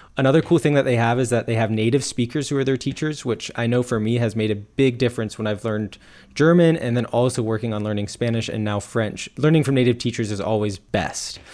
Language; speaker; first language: English; native; English